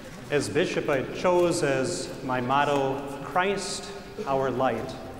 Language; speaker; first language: English; native; English